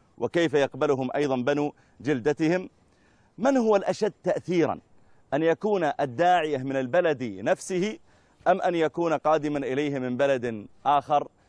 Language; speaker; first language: Arabic; native; Arabic